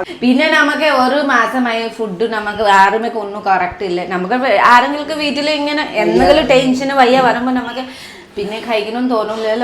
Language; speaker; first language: Malayalam; non-native, fluent; Nepali